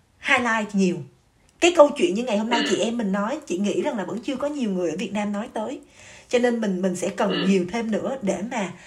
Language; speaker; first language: Vietnamese; native; Vietnamese